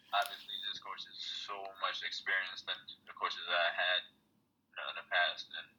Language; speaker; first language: English; non-native, fluent; Amharic